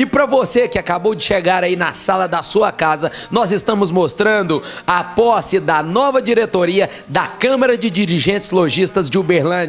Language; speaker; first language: Portuguese; native; Portuguese